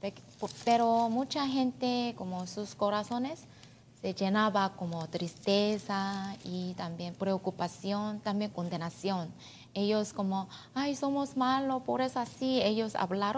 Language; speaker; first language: Spanish; non-native, learner; Korean